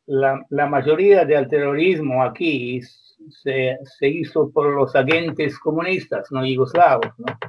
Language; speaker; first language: Spanish; non-native, fluent; Croatian